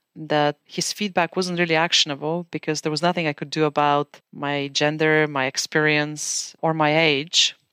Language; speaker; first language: English; non-native, fluent; Bulgarian